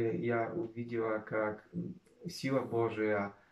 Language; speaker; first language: Russian; non-native, learner; Polish